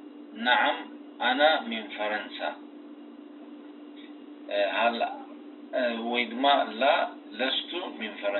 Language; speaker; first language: Arabic; non-native, learner; Tigrinya